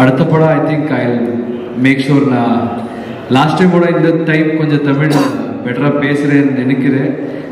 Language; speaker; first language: Tamil; non-native, learner; Kannada